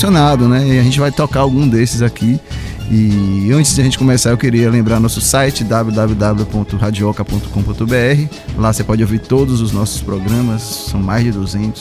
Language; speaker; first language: Portuguese; native; Portuguese